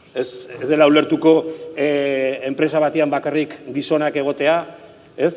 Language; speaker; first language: Basque; non-native, local second language; Spanish